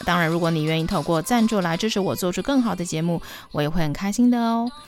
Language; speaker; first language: Chinese; native; Chinese